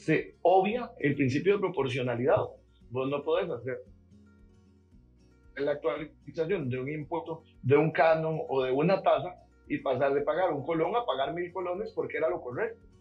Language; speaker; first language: Spanish; native; Spanish